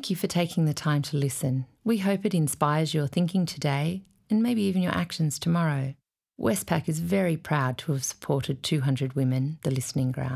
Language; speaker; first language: English; native; English